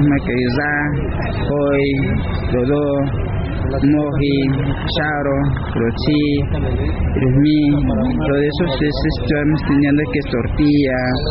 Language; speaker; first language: Spanish; non-native, local second language; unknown